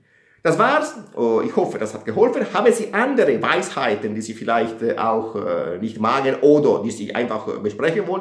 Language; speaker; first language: German; non-native, fluent; Italian